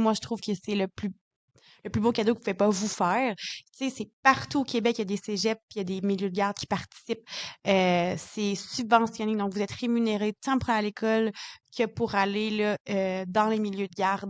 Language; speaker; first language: French; native; French